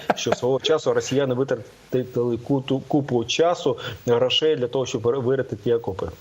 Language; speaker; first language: Ukrainian; native; Ukrainian